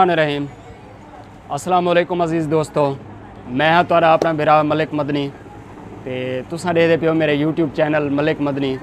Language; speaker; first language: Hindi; non-native, local second language; Saraiki